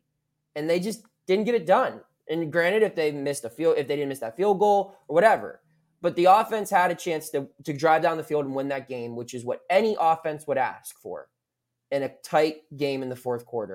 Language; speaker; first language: English; native; English